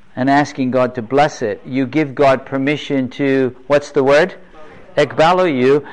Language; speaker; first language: English; native; English